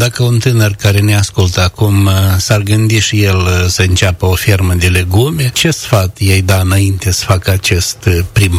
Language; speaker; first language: Romanian; native; Romanian